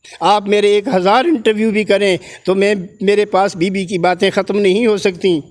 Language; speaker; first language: Urdu; non-native, local second language; Punjabi